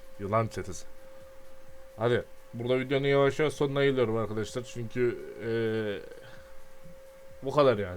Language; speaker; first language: Turkish; native; Turkish